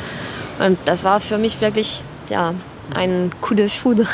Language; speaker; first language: German; non-native, fluent; French